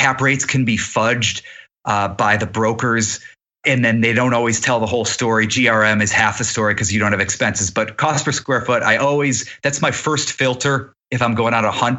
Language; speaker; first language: English; native; English